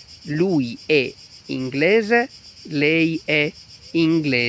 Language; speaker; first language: Italian; non-native, fluent; Arabic